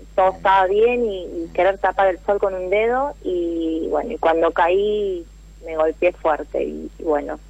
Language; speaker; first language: Spanish; native; Spanish